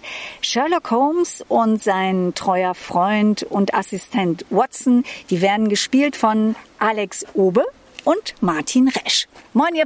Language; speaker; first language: German; native; German